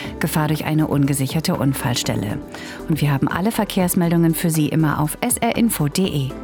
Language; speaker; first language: German; native; German